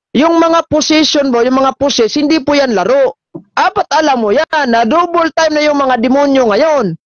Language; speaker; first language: Filipino; non-native, local second language; Cebuano